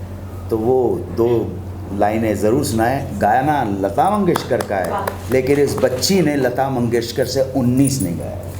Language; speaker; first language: Hindi; native; Hindi